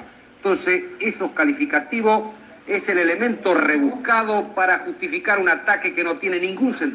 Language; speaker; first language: Spanish; native; Spanish